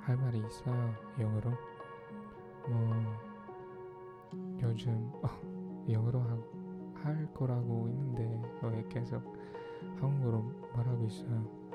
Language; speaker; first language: Korean; non-native, learner; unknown